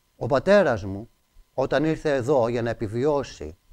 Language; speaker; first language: Greek; native; Greek